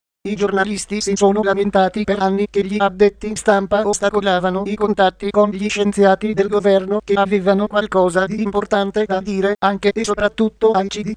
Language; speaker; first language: Italian; native; Italian